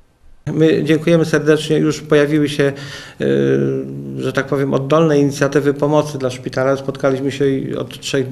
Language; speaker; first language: Polish; native; Polish